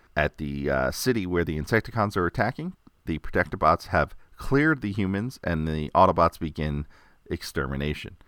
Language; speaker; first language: English; native; English